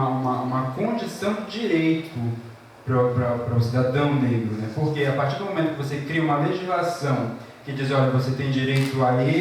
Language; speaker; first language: Portuguese; native; Portuguese